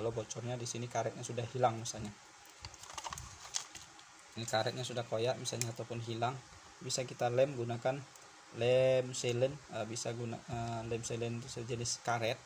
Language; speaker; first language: Indonesian; native; Indonesian